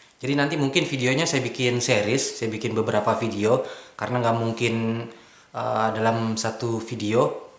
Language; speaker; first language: Indonesian; native; Indonesian